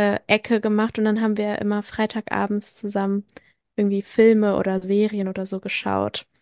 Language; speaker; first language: German; early bilingual, other home language; French